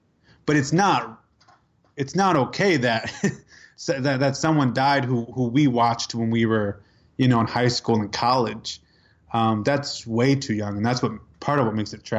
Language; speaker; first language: English; native; English